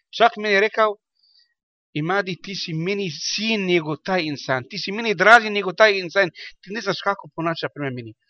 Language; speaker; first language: Bosnian; non-native, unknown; Arabic